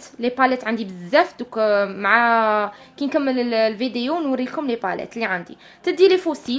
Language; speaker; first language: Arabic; native; Arabic